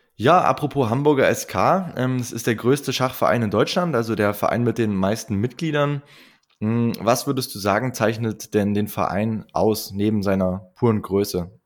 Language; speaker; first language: German; native; German